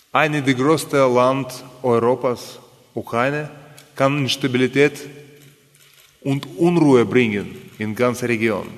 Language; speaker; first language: German; non-native, fluent; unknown